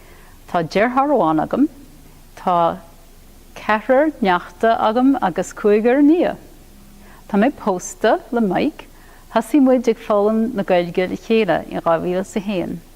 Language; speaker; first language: Irish; non-native, fluent; English